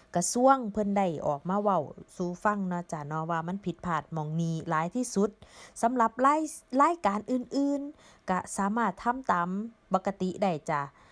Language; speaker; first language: Thai; native; Thai